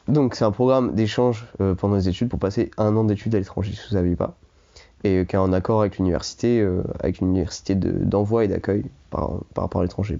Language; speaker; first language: French; native; French